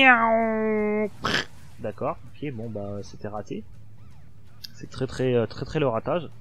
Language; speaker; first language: French; native; French